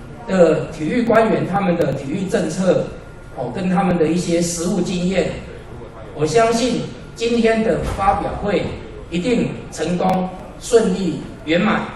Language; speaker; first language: Chinese; native; Chinese